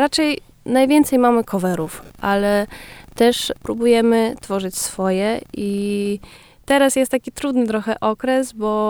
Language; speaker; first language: Polish; early bilingual, heritage; Polish